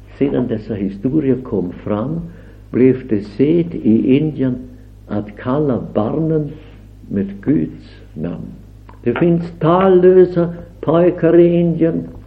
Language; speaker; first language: Swedish; non-native, fluent; German